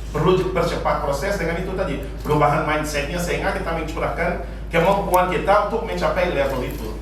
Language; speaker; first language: Indonesian; non-native, fluent; Portuguese